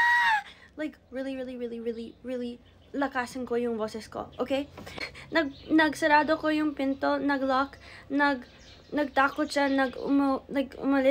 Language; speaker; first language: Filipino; early bilingual, heritage; English